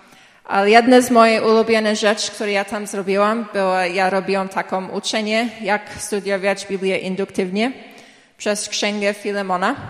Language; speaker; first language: Polish; early bilingual, heritage; English